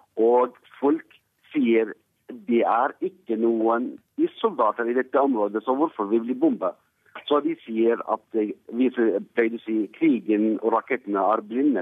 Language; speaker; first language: Norwegian; non-native, fluent; Arabic